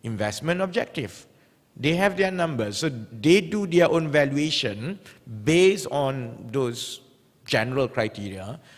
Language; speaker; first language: English; non-native, local second language; Malay